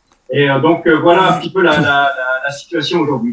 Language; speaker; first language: French; native; French